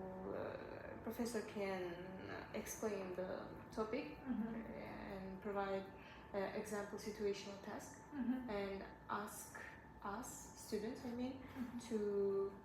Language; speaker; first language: English; non-native, learner; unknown